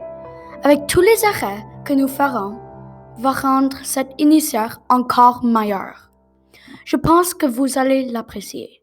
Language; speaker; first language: French; non-native, local second language; English